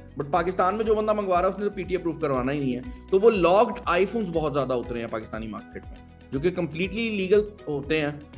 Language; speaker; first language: Urdu; non-native, local second language; Punjabi